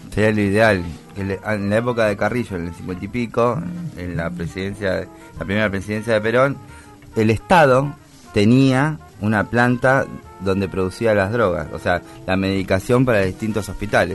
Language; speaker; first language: Spanish; native; Spanish